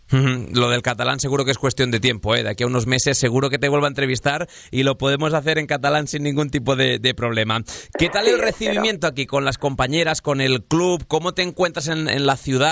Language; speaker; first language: Spanish; non-native, local second language; Catalan